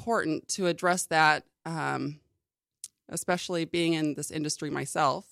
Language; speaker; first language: English; native; English